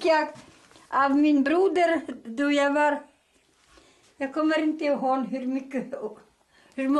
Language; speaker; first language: Swedish; early bilingual, heritage; Swedish